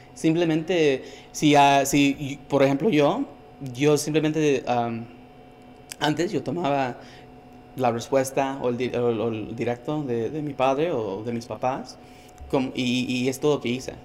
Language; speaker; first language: Spanish; early bilingual, heritage; Spanish